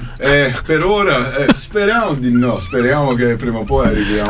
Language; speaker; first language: Italian; non-native, fluent; English